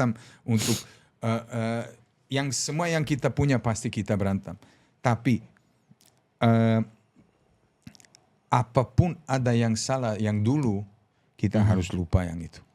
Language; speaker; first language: Indonesian; non-native, fluent; Serbian